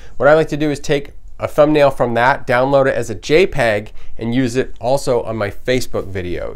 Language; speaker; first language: English; native; English